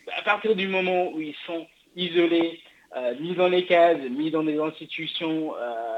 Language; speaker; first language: French; non-native, fluent; English